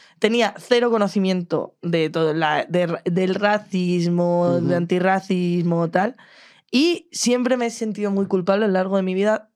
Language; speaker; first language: Spanish; native; Spanish